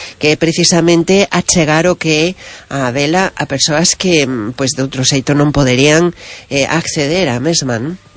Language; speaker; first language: Galician; non-native, local second language; Spanish